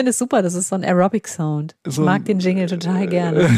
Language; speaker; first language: German; native; German